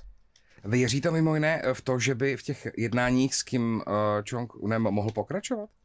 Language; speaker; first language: Czech; native; Czech